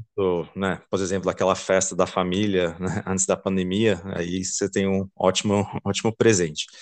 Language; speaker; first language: Portuguese; non-native, fluent; Dutch